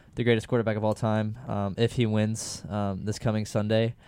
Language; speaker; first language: English; native; English